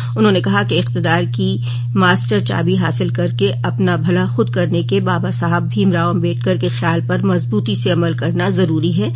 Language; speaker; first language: Urdu; native; Urdu